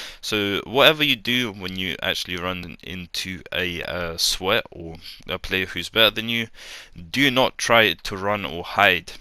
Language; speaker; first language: English; native; English